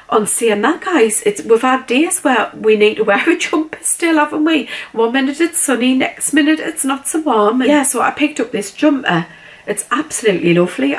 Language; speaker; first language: English; native; English